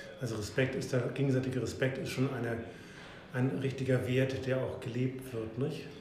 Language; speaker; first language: German; native; German